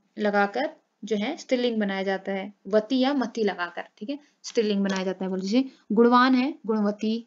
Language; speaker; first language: Hindi; native; Hindi